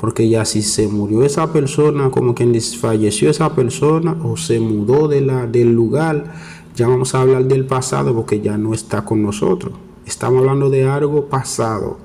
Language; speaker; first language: Spanish; non-native, fluent; Haitian Creole